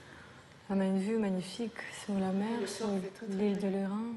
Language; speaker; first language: French; non-native, fluent; Russian